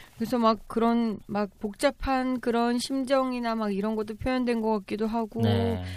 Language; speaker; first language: Korean; non-native, fluent; Vietnamese